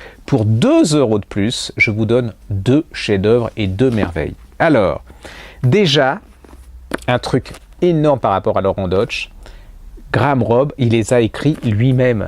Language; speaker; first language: French; native; French